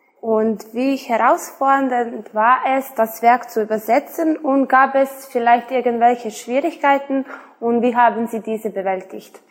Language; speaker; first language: German; non-native, fluent; Serbian